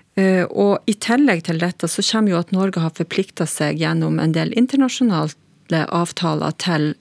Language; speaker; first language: Norwegian; native; Norwegian